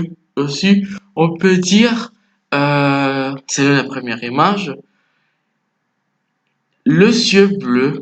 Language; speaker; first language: French; non-native, fluent; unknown